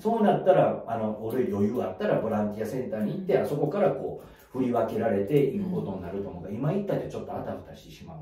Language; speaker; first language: Japanese; native; Japanese